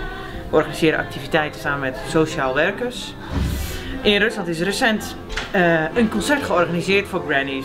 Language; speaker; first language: Dutch; native; Dutch